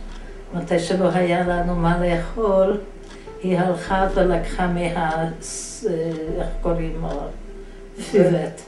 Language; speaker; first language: Hebrew; non-native, fluent; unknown